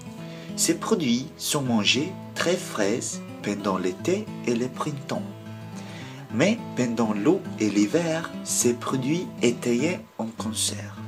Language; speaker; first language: French; non-native, learner; Swedish